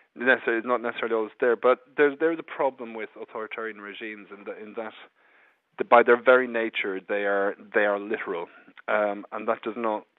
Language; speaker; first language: English; native; English